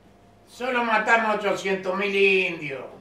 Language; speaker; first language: Spanish; native; Spanish